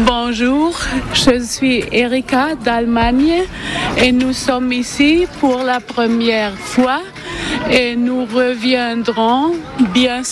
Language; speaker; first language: French; non-native, learner; German